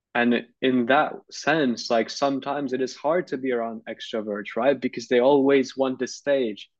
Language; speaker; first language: English; non-native, fluent; Turkish